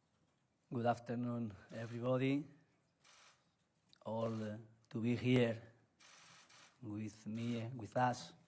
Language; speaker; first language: English; non-native, learner; Spanish